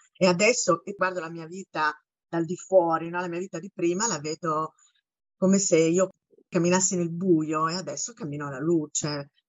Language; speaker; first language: Italian; native; Italian